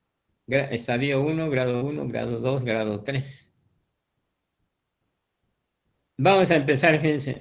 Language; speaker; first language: Spanish; native; Spanish